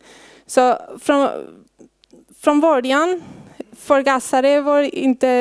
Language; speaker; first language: Swedish; non-native, fluent; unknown